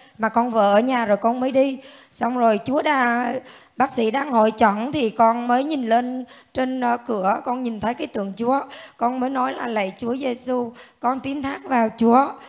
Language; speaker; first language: Vietnamese; native; Vietnamese